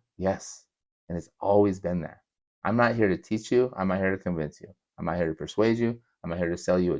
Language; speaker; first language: English; native; English